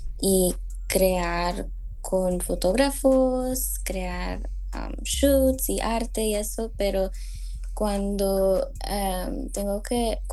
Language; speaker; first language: Spanish; early bilingual, heritage; Spanish